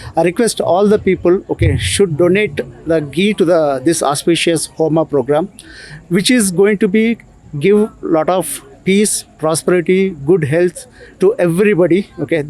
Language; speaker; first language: English; non-native, local second language; Telugu